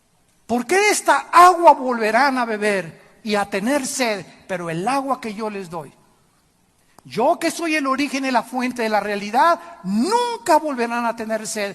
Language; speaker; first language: Spanish; native; Spanish